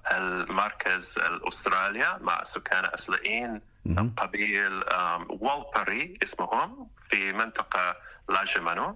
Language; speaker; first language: Arabic; non-native, learner; English